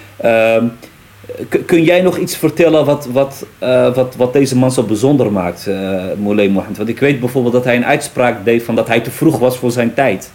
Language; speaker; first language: Dutch; early bilingual, other home language; Riffian